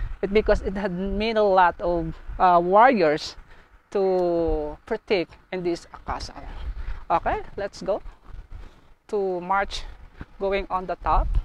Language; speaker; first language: English; non-native, learner; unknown